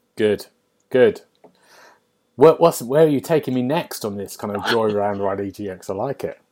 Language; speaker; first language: English; native; English